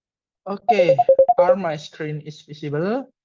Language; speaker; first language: English; non-native, learner; Indonesian